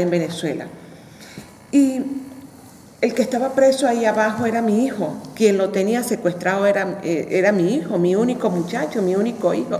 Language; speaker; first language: Spanish; native; Spanish